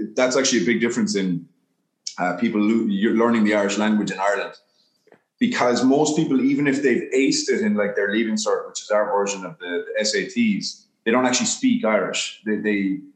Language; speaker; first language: English; native; English